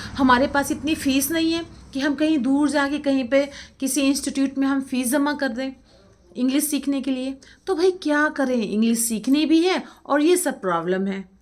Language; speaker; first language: Hindi; native; Hindi